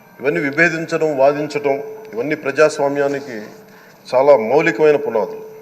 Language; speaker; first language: Telugu; native; Telugu